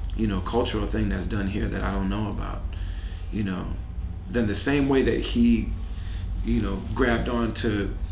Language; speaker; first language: English; native; English